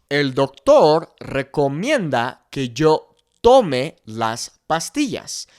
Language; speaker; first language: Spanish; non-native, fluent; English